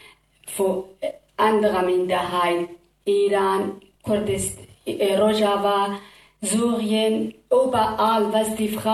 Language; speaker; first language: German; non-native, learner; Kurdish